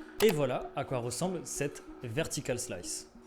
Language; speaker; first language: French; native; French